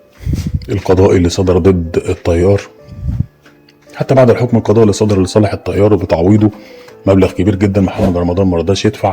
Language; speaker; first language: Arabic; native; Arabic